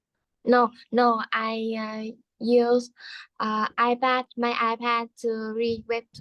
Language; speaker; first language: English; non-native, learner; Vietnamese